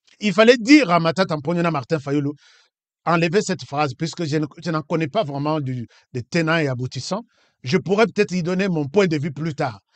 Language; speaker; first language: French; non-native, local second language; Lingala